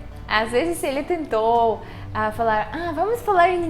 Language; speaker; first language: Portuguese; non-native, fluent; Russian